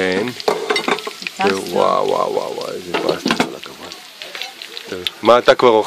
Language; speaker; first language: Hebrew; native; Hebrew